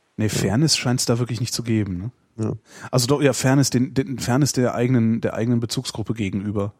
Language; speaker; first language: German; native; German